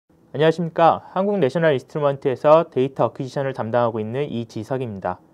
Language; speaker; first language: Korean; native; Korean